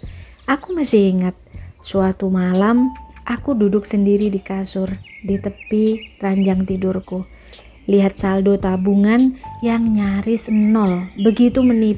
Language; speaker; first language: Indonesian; native; Indonesian